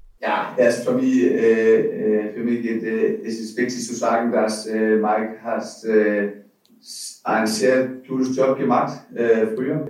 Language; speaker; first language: German; non-native, learner; Danish